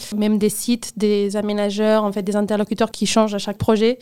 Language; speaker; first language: French; non-native, fluent; Spanish